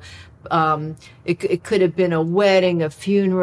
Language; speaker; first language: English; native; English